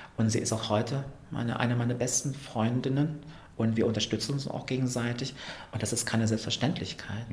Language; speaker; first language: German; early bilingual, other home language; Vietnamese